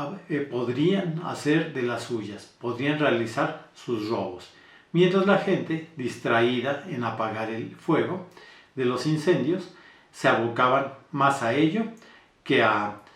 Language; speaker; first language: Spanish; native; Spanish